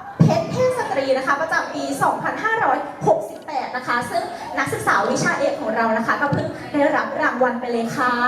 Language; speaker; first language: Thai; native; Thai